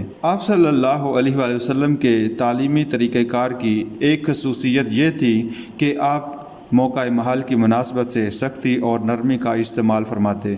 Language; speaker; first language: Urdu; native; Urdu